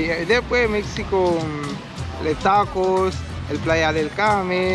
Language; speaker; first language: Spanish; non-native, learner; Haitian Creole